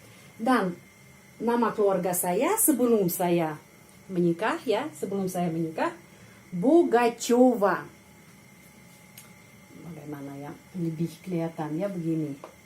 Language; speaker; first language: Indonesian; non-native, fluent; Russian